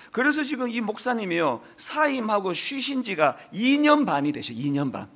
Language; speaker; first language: Korean; native; Korean